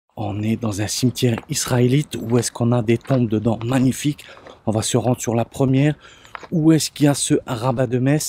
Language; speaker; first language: French; native; French